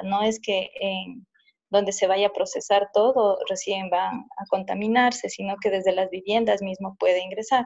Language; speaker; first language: Spanish; native; Spanish